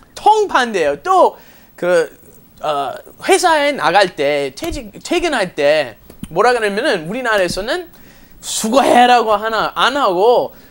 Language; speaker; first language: Korean; non-native, fluent; English